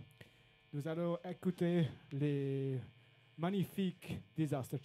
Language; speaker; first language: French; non-native, learner; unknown